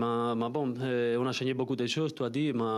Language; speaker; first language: French; non-native, fluent; Spanish